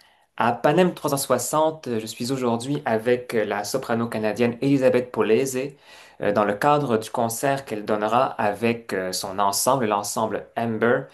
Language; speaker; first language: French; native; French